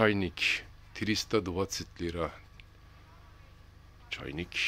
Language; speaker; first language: Russian; non-native, learner; Turkish